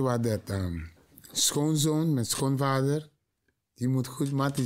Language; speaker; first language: Dutch; non-native, learner; Papiamento